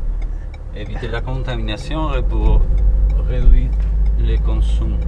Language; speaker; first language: French; non-native, learner; Spanish